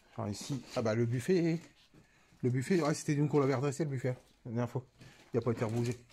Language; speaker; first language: French; native; French